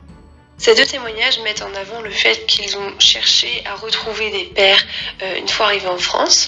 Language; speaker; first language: French; native; French